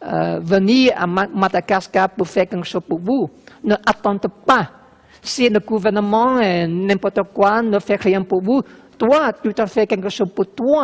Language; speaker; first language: French; non-native, learner; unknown